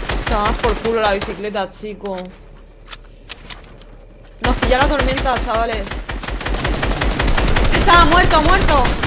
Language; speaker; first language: Spanish; native; Spanish